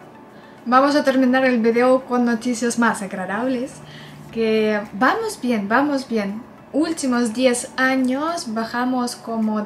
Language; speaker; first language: Spanish; non-native, fluent; Russian